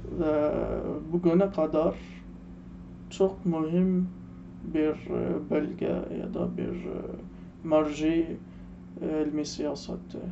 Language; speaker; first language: Turkish; non-native, learner; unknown